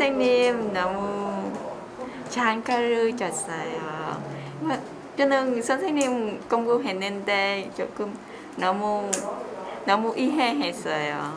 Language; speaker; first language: Korean; non-native, learner; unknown